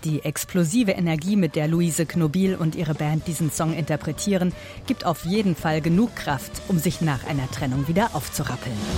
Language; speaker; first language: German; native; German